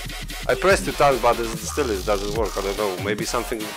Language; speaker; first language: English; non-native, learner; Polish